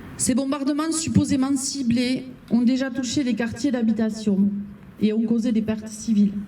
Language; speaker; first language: French; native; French